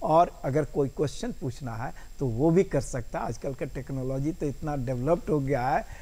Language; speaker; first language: Hindi; native; Hindi